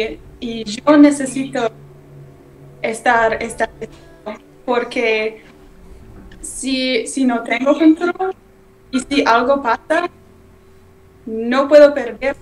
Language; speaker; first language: Spanish; non-native, learner; English